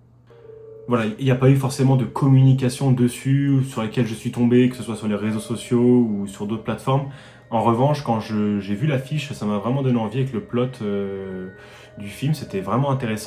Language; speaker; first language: French; native; French